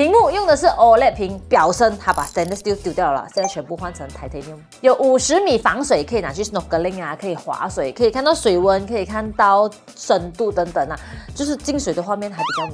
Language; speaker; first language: Chinese; non-native, local second language; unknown